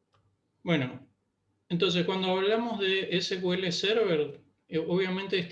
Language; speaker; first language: Spanish; native; Spanish